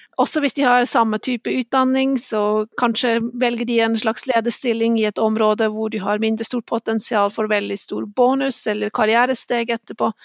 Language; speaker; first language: Norwegian; non-native, fluent; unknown